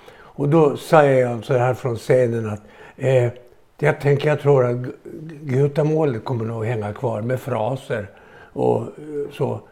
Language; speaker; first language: Swedish; native; Swedish